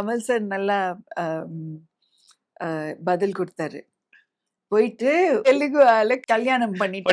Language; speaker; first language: Tamil; non-native, local second language; English